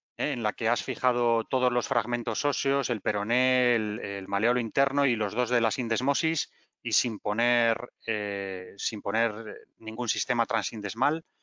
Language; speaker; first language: Spanish; native; Spanish